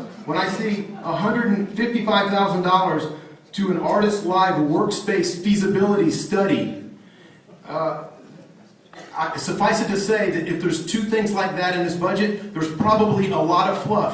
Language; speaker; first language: English; native; English